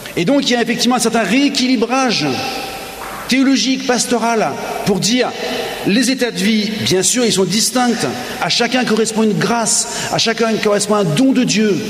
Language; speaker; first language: French; native; French